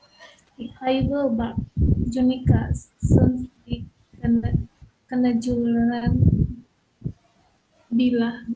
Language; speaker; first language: German; non-native, learner; Indonesian